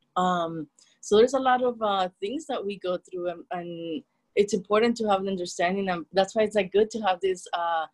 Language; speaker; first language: English; non-native, fluent; Spanish